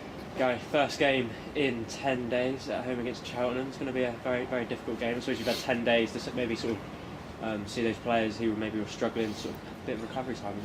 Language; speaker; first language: English; native; English